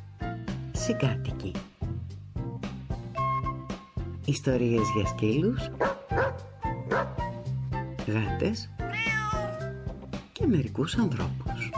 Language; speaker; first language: Greek; native; Greek